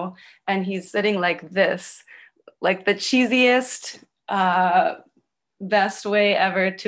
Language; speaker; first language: English; native; English